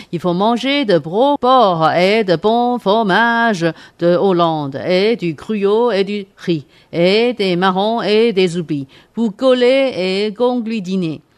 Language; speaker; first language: French; non-native, fluent; Chinese